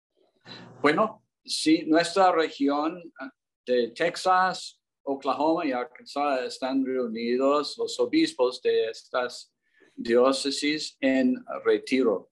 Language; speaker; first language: Spanish; non-native, learner; English